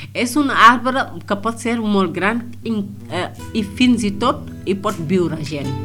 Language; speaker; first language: Catalan; non-native, fluent; Wolof